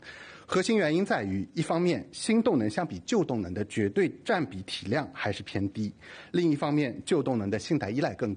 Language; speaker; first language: Chinese; native; Chinese